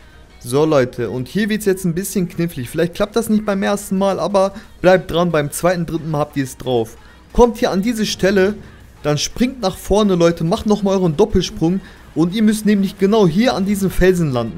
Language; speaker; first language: German; native; German